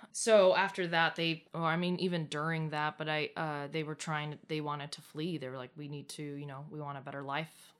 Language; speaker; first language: English; early bilingual, other home language; Russian